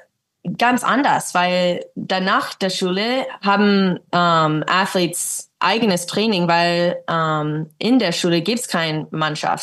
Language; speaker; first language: German; early bilingual, heritage; English